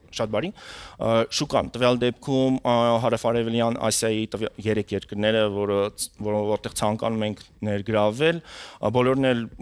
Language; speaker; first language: Armenian; native; Armenian